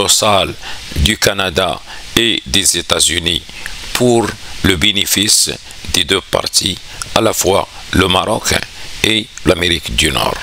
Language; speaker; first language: French; non-native, local second language; Arabic